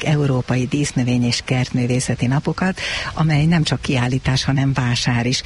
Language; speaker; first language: Hungarian; native; Hungarian